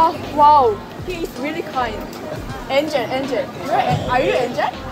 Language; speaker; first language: English; non-native, learner; Korean